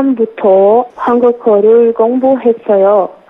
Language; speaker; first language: Korean; non-native, learner; Portuguese